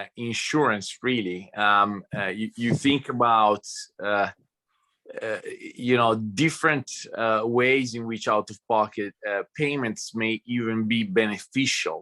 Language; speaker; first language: English; non-native, fluent; Italian